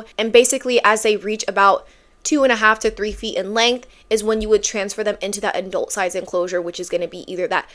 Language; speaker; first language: English; native; English